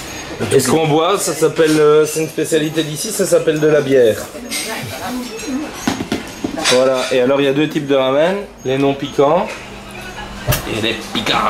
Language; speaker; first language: French; native; French